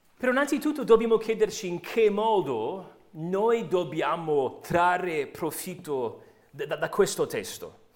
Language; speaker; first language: Italian; non-native, fluent; English